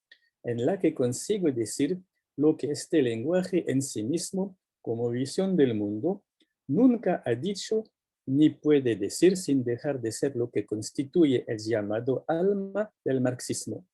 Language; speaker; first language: Spanish; non-native, fluent; French